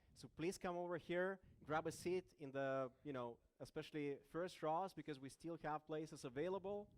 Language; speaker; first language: English; non-native, fluent; Lithuanian